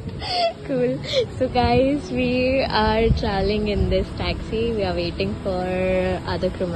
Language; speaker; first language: English; non-native, local second language; Telugu